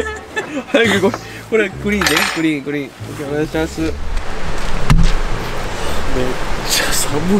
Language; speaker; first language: Japanese; native; Japanese